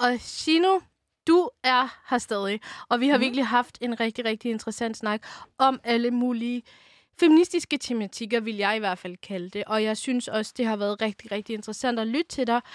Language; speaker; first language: Danish; early bilingual, other home language; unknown